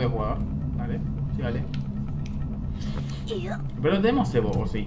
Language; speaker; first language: Spanish; native; Spanish